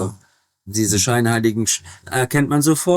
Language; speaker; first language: German; native; German